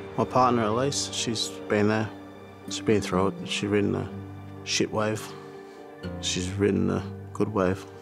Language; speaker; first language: English; native; English